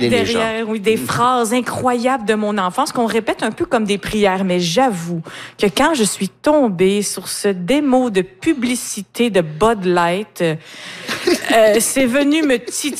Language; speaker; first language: French; native; French